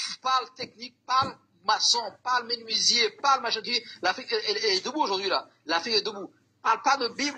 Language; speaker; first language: French; non-native, local second language; Somali